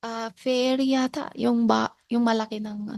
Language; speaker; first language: Filipino; non-native, learner; Chinese